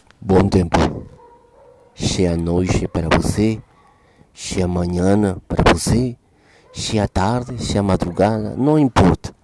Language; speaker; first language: Portuguese; non-native, learner; Spanish